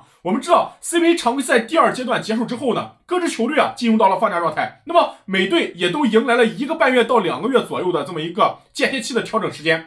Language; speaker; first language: Chinese; native; Chinese